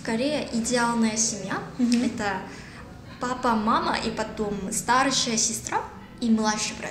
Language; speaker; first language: Russian; non-native, learner; Korean